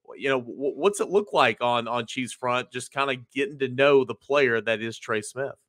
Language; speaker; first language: English; native; English